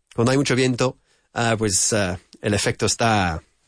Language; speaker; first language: Spanish; non-native, fluent; English